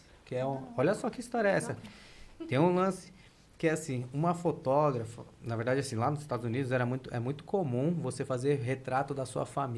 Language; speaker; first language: Portuguese; native; Portuguese